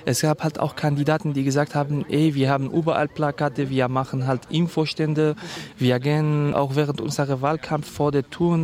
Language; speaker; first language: German; non-native, fluent; Kurdish